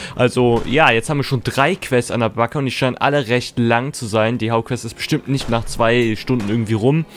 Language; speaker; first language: German; native; German